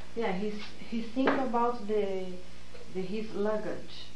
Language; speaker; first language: English; non-native, learner; Portuguese